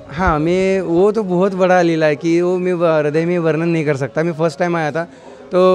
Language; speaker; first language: Hindi; non-native, local second language; Marathi